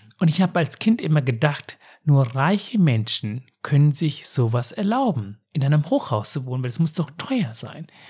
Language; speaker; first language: German; non-native, fluent; Tamil